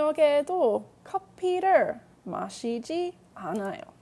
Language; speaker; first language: Korean; non-native, fluent; English